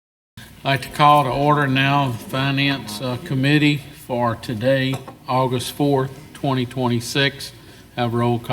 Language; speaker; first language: English; native; English